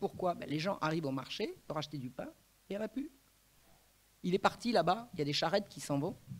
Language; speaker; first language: French; native; French